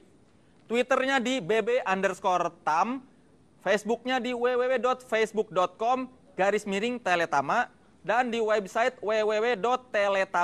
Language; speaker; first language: Indonesian; native; Indonesian